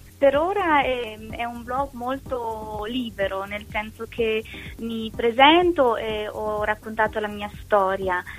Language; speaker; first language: Italian; non-native, fluent; Romanian